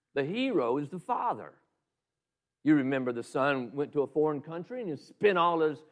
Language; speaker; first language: English; native; English